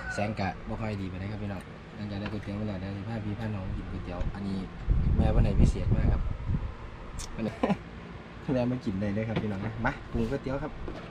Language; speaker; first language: Thai; native; Thai